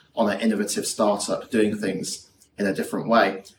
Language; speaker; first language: English; native; English